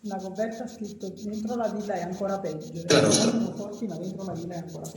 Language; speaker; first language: Italian; native; Italian